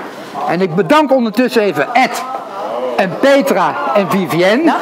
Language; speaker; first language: Dutch; native; Dutch